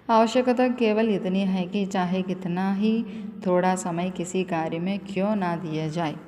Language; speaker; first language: Hindi; non-native, local second language; Telugu